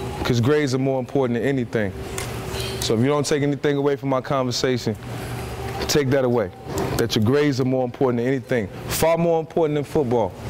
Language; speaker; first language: English; native; English